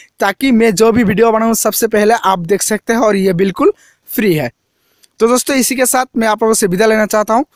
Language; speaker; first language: Hindi; non-native, local second language; Assamese